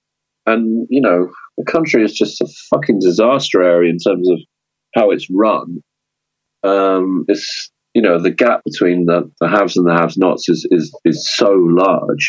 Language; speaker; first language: English; native; English